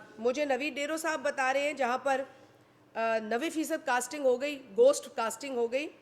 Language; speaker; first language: Urdu; non-native, local second language; Sindhi